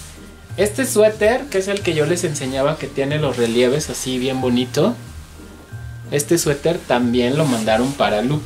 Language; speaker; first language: Spanish; native; Spanish